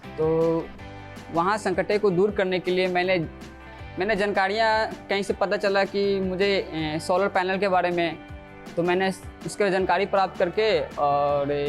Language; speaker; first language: Hindi; native; Hindi